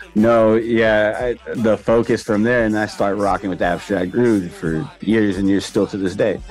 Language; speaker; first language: English; native; English